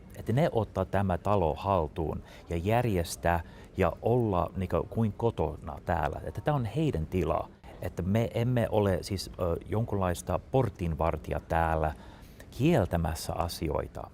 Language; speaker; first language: Finnish; non-native, fluent; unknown